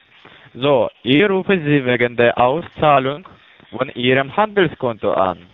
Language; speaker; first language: German; non-native, learner; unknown